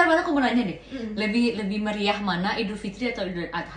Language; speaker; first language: Indonesian; native; Indonesian